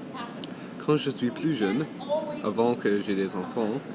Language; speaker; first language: French; non-native, local second language; English